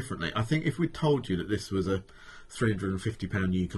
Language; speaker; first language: English; native; English